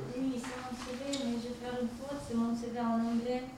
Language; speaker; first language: French; non-native, learner; Russian